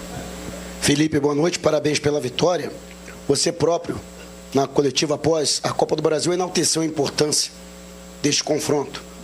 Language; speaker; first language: Portuguese; native; Portuguese